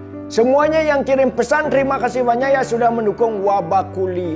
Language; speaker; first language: Indonesian; non-native, local second language; Balinese